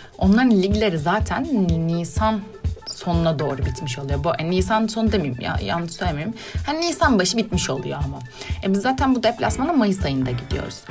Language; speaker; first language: Turkish; native; Turkish